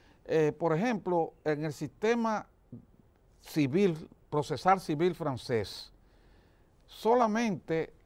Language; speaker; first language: Spanish; native; Spanish